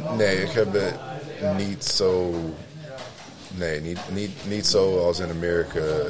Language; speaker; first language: Dutch; non-native, learner; English